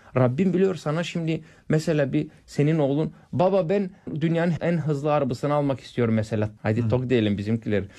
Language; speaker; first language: Turkish; non-native, fluent; English